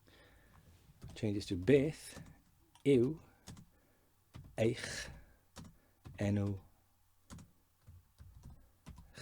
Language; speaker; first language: Welsh; non-native, learner; English